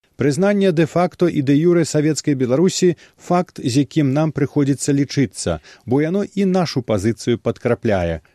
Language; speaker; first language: Belarusian; native; Belarusian